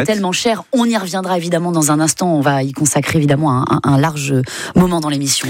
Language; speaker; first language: French; native; French